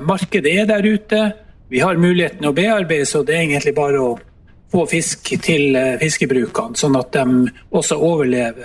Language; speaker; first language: Norwegian; native; Norwegian